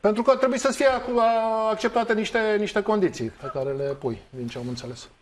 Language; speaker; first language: Romanian; native; Romanian